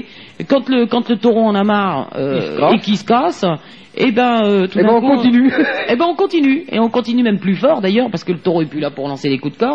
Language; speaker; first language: French; native; French